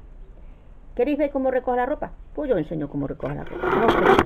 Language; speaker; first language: Spanish; native; Spanish